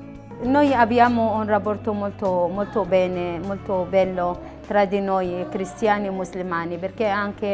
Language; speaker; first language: Italian; non-native, learner; Arabic